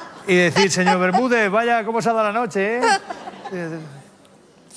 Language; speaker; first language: Spanish; native; Spanish